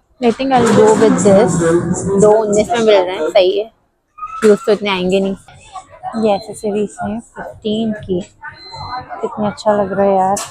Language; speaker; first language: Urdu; native; Urdu